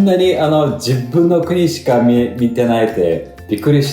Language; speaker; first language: Japanese; non-native, fluent; Lithuanian